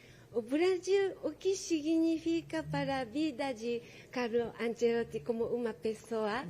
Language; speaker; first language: Portuguese; non-native, fluent; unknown